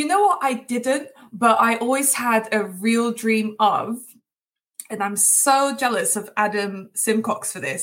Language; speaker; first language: English; early bilingual, other home language; Portuguese